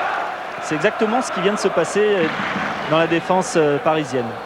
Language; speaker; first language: French; native; French